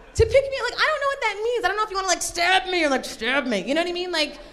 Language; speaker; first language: English; native; English